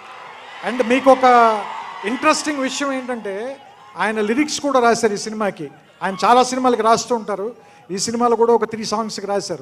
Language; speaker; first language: Telugu; native; Telugu